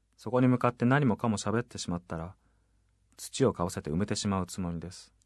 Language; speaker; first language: Japanese; native; Japanese